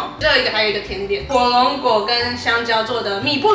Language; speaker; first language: Chinese; native; Chinese